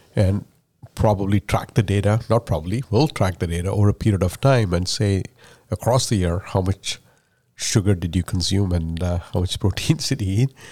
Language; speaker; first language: English; non-native, local second language; Malayalam